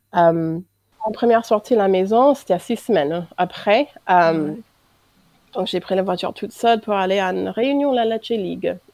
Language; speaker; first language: French; non-native, fluent; English